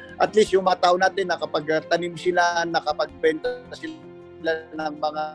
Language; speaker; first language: Filipino; non-native, local second language; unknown